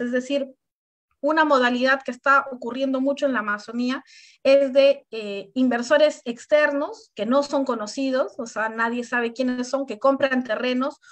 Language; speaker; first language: Spanish; native; Spanish